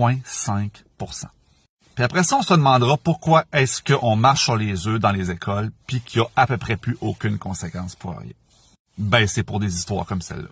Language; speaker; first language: French; native; French